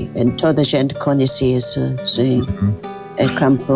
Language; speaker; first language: Portuguese; non-native, fluent; English